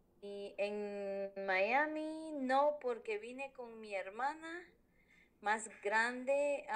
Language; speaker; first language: Spanish; early bilingual, heritage; Spanish